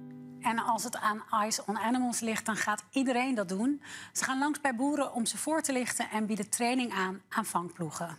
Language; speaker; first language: Dutch; native; Dutch